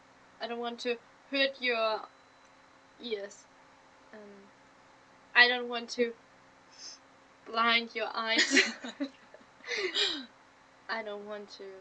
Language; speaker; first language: English; non-native, learner; German